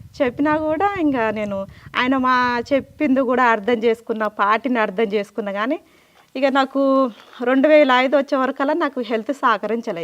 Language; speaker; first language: Telugu; native; Telugu